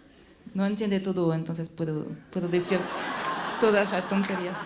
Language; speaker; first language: Spanish; non-native, learner; French